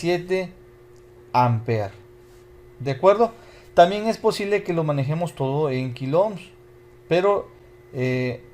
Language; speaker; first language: Spanish; native; Spanish